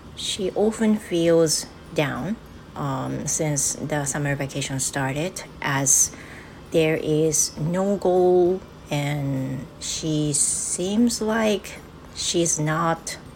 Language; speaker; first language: English; non-native, fluent; Japanese